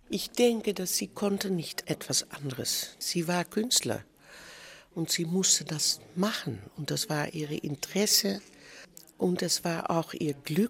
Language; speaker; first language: German; non-native, fluent; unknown